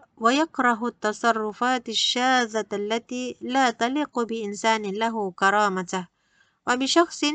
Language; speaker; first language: Arabic; non-native, fluent; Malay